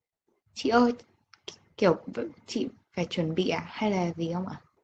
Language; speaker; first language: Vietnamese; native; Vietnamese